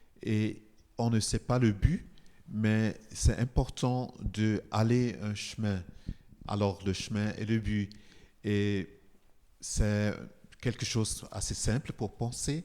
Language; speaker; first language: French; non-native, fluent; Igbo